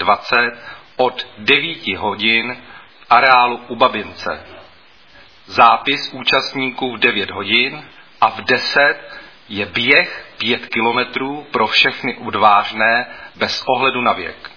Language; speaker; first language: Czech; native; Czech